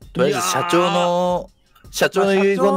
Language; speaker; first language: Japanese; native; Japanese